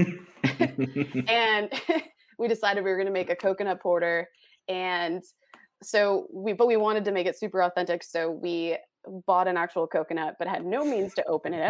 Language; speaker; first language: English; native; English